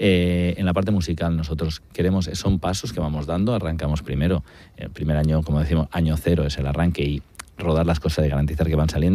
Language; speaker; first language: Spanish; native; Spanish